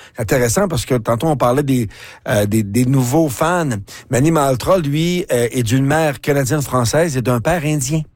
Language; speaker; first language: French; native; French